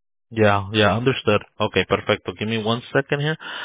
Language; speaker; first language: English; early bilingual, other home language; Spanish